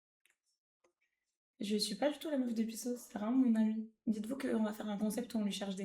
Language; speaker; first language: French; native; French